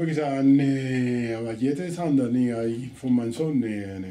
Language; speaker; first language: German; non-native, learner; Spanish